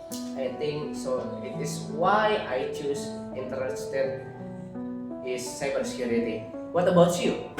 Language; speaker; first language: English; non-native, learner; Indonesian